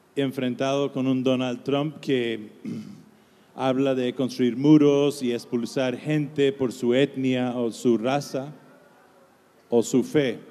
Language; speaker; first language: Spanish; non-native, fluent; English